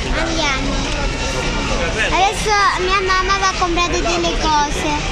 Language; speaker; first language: Italian; early bilingual, other home language; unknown